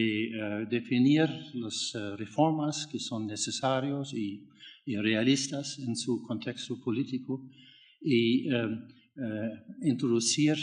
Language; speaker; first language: Spanish; non-native, learner; German